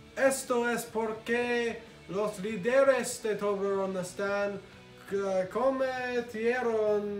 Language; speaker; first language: Spanish; non-native, learner; English